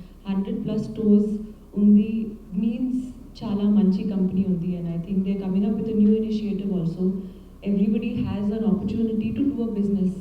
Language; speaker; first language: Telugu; non-native, learner; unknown